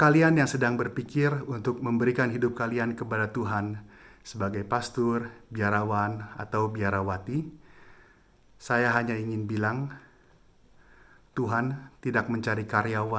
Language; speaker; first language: Indonesian; native; Indonesian